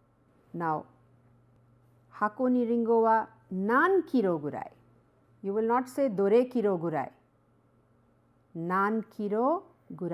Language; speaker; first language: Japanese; non-native, fluent; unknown